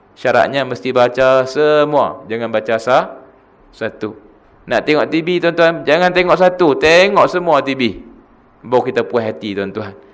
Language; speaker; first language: Malay; native; Malay